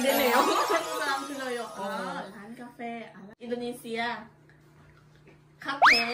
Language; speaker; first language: Korean; non-native, learner; Thai